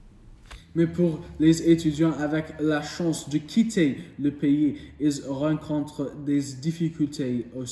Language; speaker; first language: French; non-native, learner; English